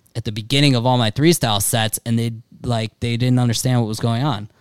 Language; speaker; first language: English; native; English